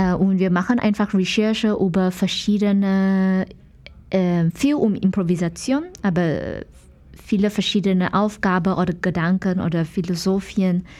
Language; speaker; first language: German; non-native, fluent; Chinese